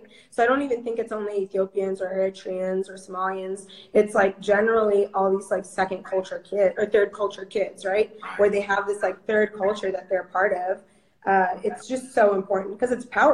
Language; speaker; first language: English; early bilingual, other home language; Amharic